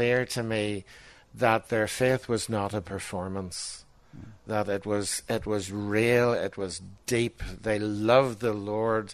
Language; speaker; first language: English; native; English